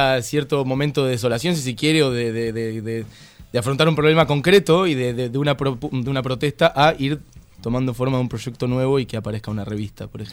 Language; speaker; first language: Spanish; native; Spanish